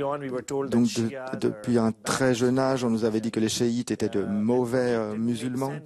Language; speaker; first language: French; non-native, fluent; Urdu